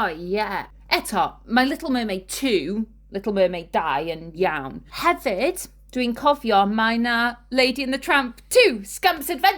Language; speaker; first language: Welsh; non-native, learner; English